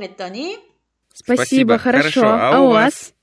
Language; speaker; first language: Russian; non-native, fluent; Korean